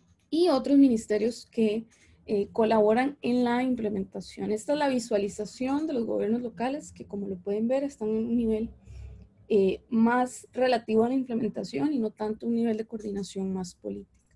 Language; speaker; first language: Spanish; native; Spanish